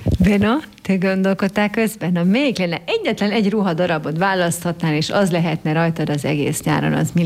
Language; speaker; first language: Hungarian; native; Hungarian